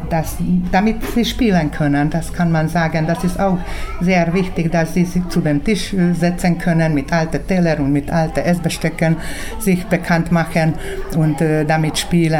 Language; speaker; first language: German; early bilingual, heritage; German